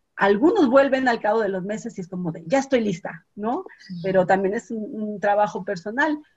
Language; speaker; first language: Spanish; native; Spanish